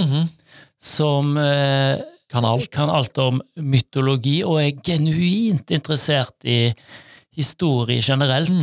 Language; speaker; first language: Norwegian; native; Norwegian